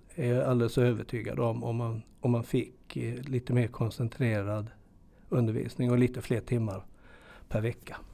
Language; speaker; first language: Swedish; native; Swedish